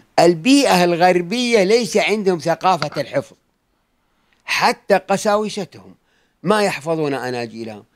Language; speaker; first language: Arabic; native; Arabic